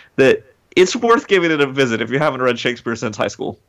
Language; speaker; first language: English; native; English